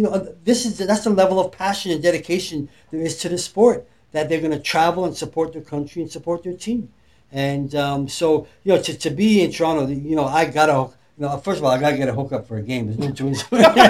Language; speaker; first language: English; native; English